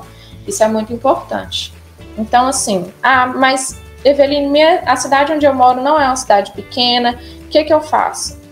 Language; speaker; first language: Portuguese; native; Portuguese